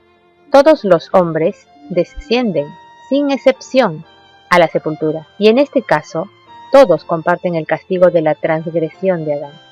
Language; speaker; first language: Spanish; native; Spanish